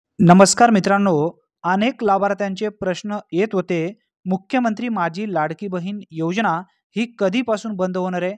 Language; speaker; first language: Marathi; native; Marathi